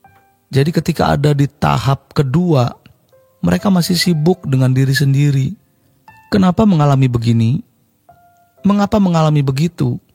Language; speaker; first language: Indonesian; native; Indonesian